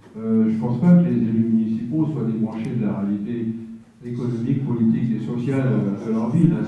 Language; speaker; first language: French; native; French